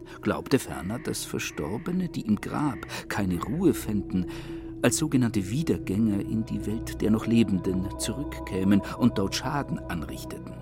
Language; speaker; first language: German; native; German